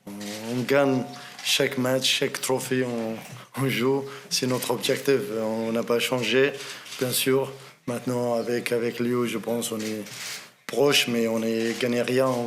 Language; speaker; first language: French; non-native, learner; Arabic